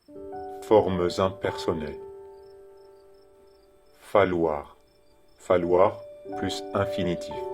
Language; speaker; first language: French; native; French